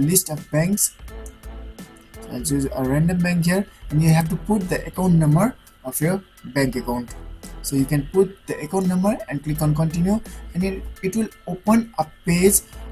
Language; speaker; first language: English; non-native, local second language; Nepali